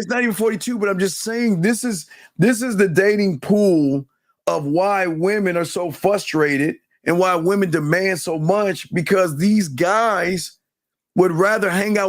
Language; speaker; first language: English; native; English